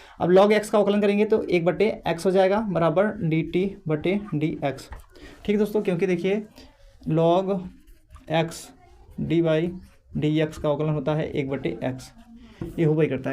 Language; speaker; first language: Hindi; native; Hindi